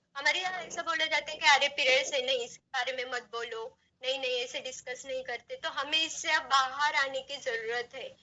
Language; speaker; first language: Hindi; non-native, local second language; Marathi